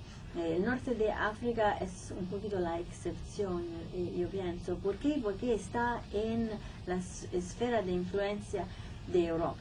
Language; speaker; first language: Spanish; non-native, fluent; Italian